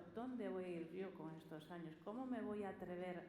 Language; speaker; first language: Spanish; native; Spanish